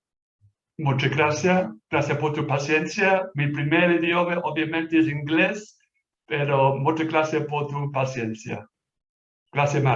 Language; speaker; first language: Spanish; non-native, fluent; English